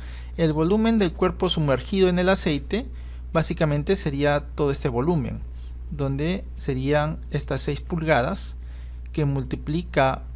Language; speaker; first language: Spanish; native; Spanish